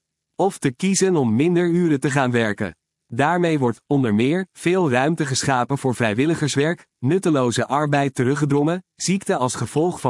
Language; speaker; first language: Dutch; native; Dutch